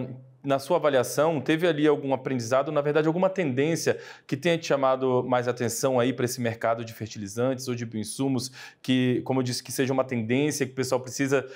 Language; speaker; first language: Portuguese; native; Portuguese